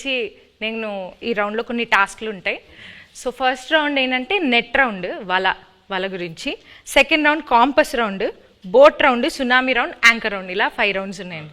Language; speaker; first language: Telugu; native; Telugu